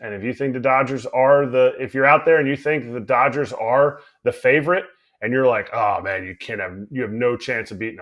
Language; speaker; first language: English; native; English